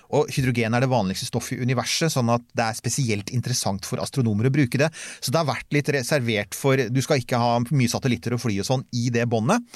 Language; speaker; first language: Norwegian; native; Norwegian